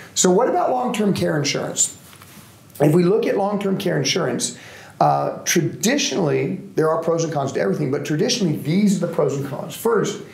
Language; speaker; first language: English; native; English